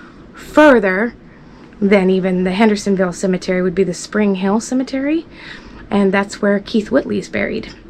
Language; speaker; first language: English; native; English